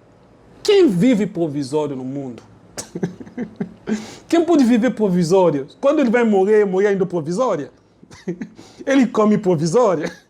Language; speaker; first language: Portuguese; non-native, learner; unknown